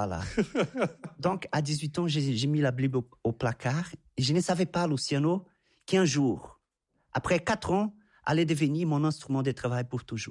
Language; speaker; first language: French; non-native, fluent; Portuguese